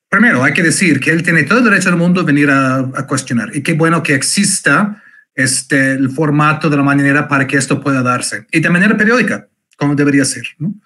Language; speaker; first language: Spanish; non-native, fluent; English